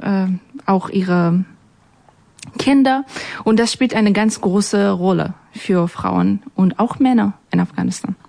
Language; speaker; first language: German; non-native, learner; Persian